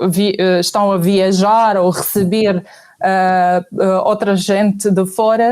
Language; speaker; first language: Portuguese; non-native, fluent; Arabic